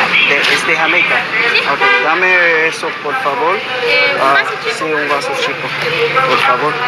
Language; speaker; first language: Spanish; non-native, learner; English